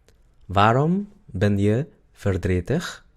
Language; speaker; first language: Dutch; non-native, fluent; Spanish